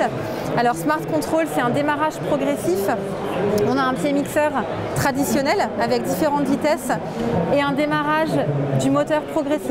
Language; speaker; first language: French; native; French